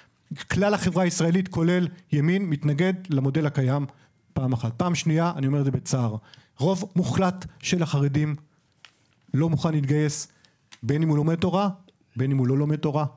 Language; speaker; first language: Hebrew; native; Hebrew